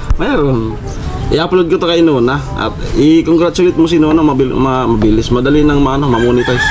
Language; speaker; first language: Filipino; non-native, local second language; Bikol